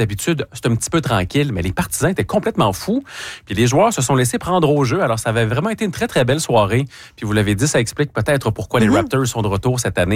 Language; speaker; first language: French; native; French